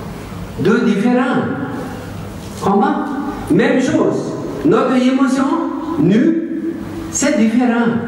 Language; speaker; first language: French; non-native, learner; Tibetan